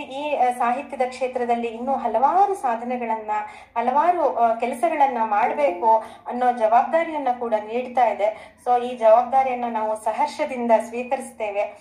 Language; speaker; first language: Kannada; native; Kannada